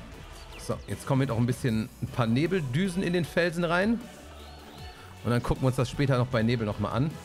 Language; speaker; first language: German; native; German